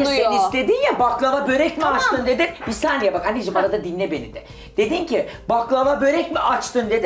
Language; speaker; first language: Turkish; native; Turkish